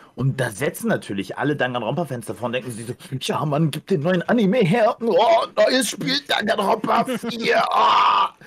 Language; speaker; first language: German; early bilingual, other home language; Ukrainian